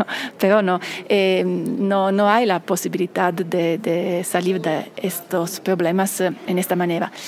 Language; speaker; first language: Spanish; non-native, fluent; Italian